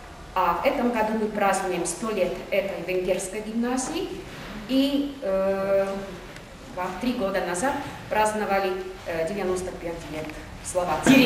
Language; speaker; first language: Russian; non-native, fluent; Slovak